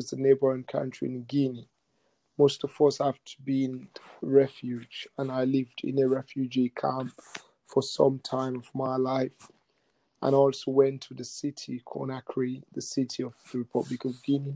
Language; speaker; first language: English; non-native, local second language; Mandingo